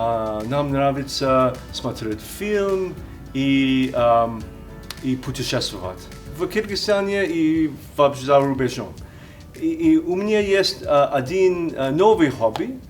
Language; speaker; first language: Russian; non-native, learner; English